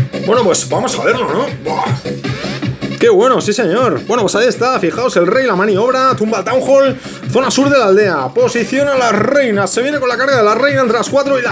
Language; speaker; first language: Spanish; native; Spanish